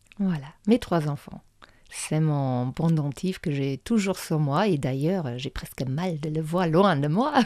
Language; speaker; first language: French; non-native, fluent; German